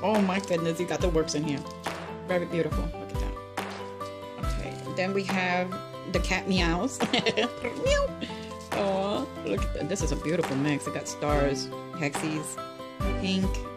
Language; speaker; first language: English; native; English